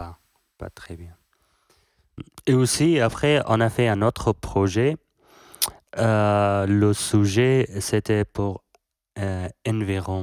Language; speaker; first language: French; non-native, learner; Persian